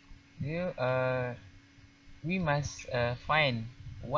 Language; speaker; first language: English; non-native, learner; Malay